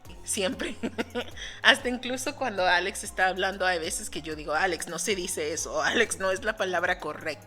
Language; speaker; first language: Spanish; non-native, fluent; English